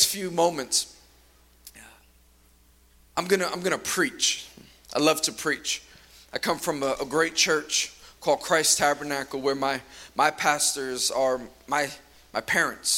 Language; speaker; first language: English; native; English